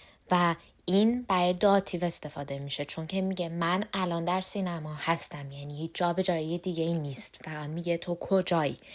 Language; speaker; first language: Persian; native; Persian